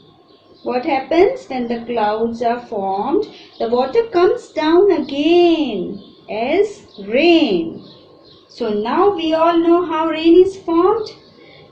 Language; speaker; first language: English; non-native, local second language; Hindi